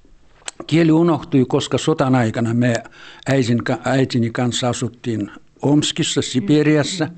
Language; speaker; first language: Finnish; early bilingual, heritage; Finnish